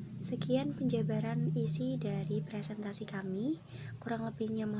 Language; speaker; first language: Indonesian; native; Indonesian